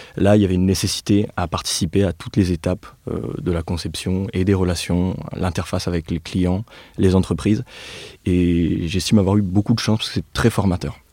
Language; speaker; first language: French; native; French